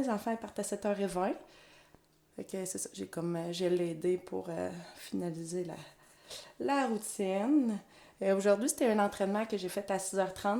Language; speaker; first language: French; native; French